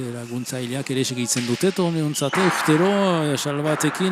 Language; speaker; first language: Basque; native; Basque